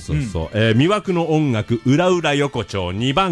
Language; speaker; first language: Japanese; native; Japanese